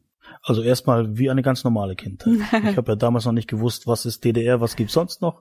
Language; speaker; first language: German; native; German